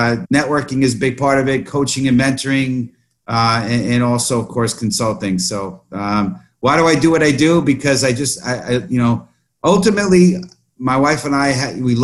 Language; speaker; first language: English; native; English